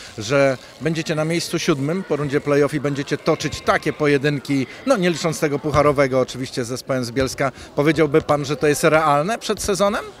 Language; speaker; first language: Polish; native; Polish